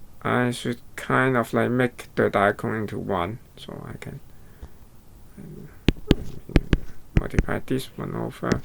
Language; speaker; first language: English; non-native, fluent; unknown